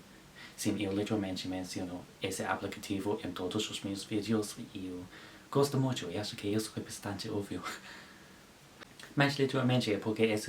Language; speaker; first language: Portuguese; non-native, learner; English